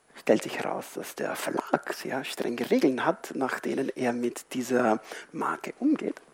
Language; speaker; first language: German; non-native, fluent; Spanish